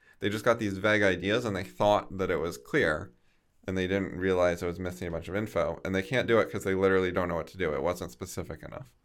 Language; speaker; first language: English; native; English